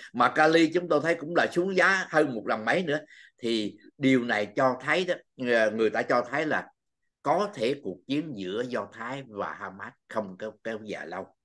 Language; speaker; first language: Vietnamese; native; Vietnamese